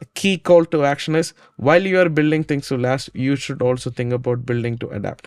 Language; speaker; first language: English; non-native, local second language; Malayalam